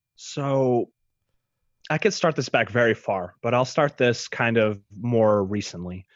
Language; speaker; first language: English; early bilingual, other home language; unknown